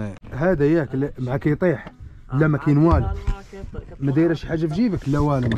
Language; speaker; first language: Arabic; native; Arabic